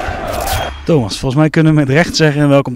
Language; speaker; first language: Dutch; native; Dutch